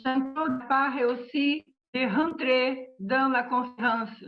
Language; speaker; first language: French; non-native, learner; Portuguese